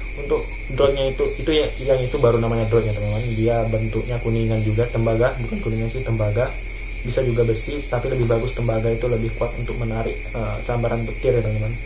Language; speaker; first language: Indonesian; non-native, local second language; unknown